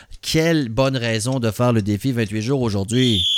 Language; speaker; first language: French; native; French